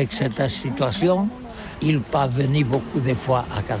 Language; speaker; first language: French; non-native, learner; Catalan